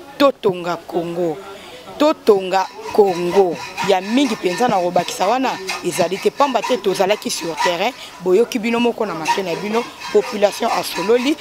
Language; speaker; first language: Lingala; native; Lingala